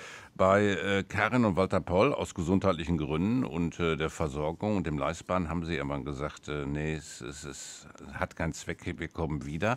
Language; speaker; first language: German; native; German